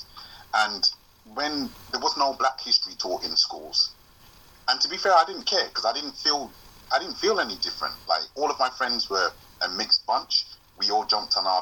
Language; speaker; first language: English; native; English